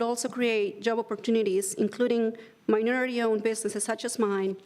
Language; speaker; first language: English; non-native, fluent; Spanish